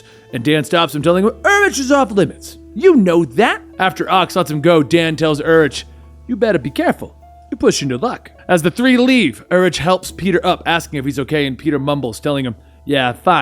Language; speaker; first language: English; native; English